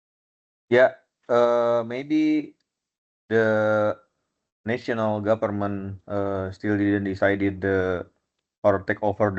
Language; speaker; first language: English; non-native, fluent; Indonesian